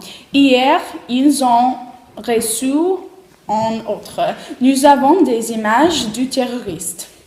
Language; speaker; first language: French; non-native, learner; English